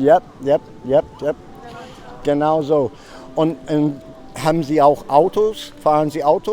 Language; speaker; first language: German; non-native, learner; English